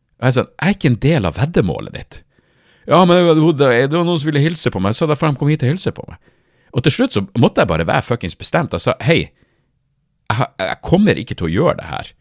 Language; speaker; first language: Norwegian; native; Norwegian